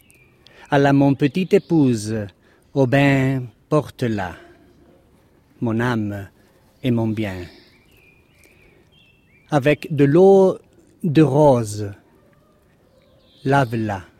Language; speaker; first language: French; non-native, fluent; Spanish